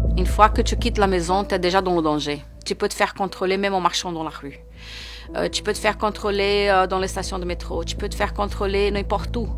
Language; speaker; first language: French; non-native, fluent; Portuguese